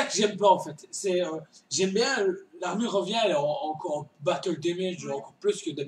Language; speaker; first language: French; native; French